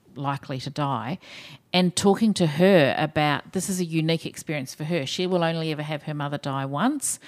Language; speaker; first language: English; native; English